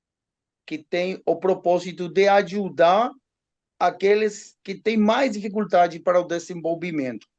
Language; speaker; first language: Portuguese; non-native, learner; Spanish